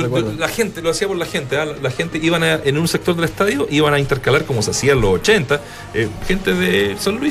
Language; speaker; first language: Spanish; native; Spanish